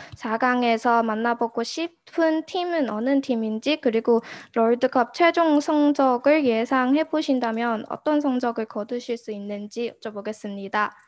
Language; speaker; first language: Korean; non-native, fluent; Chinese